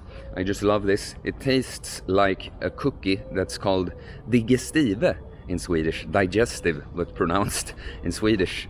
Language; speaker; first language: English; non-native, fluent; Swedish